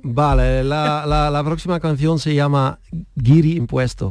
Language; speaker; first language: Spanish; non-native, learner; Dutch